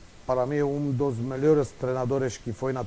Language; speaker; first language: Portuguese; non-native, fluent; Romanian